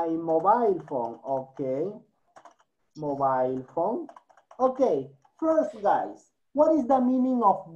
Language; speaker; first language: English; non-native, learner; Spanish